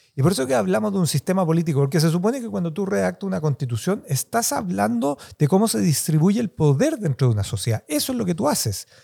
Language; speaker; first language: Spanish; native; Spanish